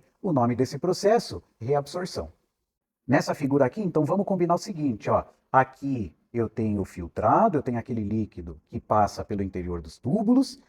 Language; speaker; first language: Portuguese; native; Portuguese